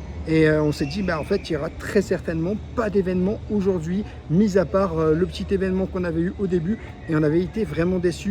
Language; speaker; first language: French; native; French